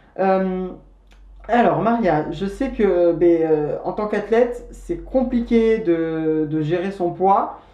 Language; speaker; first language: French; native; French